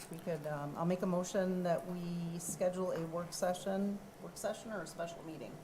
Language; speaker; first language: English; native; English